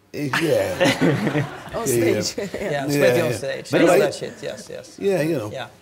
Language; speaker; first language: English; native; English